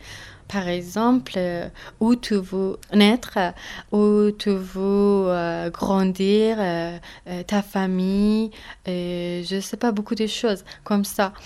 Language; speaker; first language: French; non-native, learner; Persian